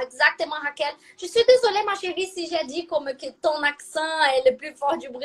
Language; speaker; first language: French; non-native, fluent; Portuguese